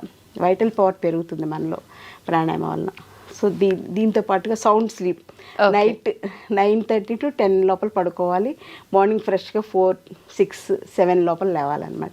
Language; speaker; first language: Telugu; native; Telugu